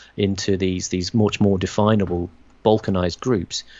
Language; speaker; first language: English; native; English